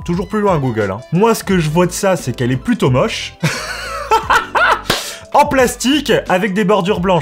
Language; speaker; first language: French; native; French